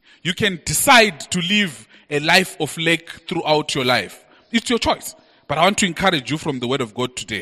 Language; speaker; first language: English; non-native, local second language; Shona